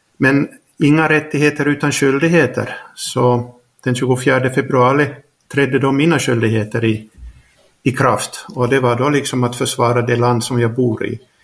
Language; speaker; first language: Swedish; native; Swedish